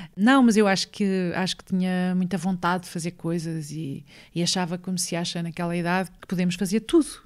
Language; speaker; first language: Portuguese; native; Portuguese